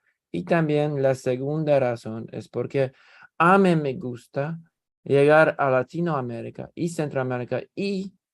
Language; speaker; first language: Spanish; non-native, learner; English